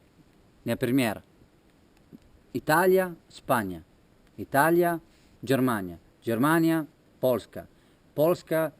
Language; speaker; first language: Russian; non-native, learner; Italian